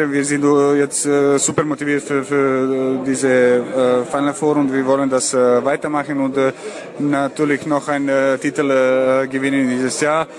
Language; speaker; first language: German; non-native, learner; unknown